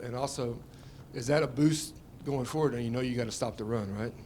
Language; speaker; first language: English; native; English